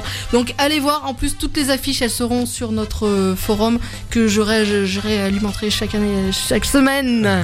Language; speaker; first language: French; native; French